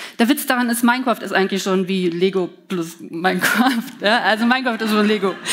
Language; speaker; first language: German; early bilingual, other home language; Polish